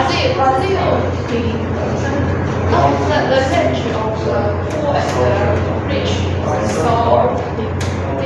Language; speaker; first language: English; non-native, learner; Chinese